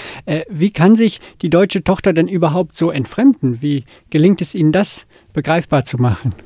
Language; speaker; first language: German; native; German